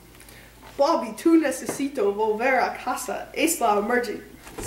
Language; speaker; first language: Spanish; non-native, learner; English